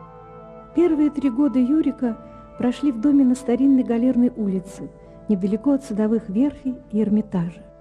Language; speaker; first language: Russian; native; Russian